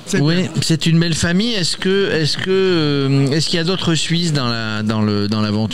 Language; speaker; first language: French; native; French